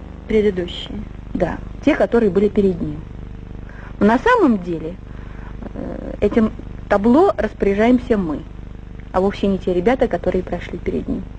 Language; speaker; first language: Russian; native; Russian